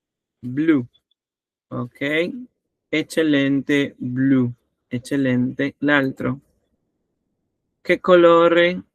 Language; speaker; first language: Italian; non-native, learner; Spanish